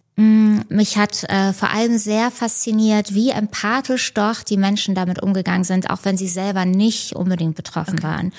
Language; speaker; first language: German; native; German